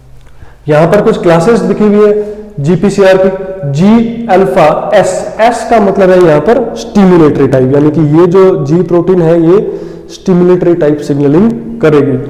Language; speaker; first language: Hindi; native; Hindi